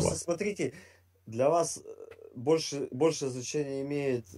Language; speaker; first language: Russian; native; Russian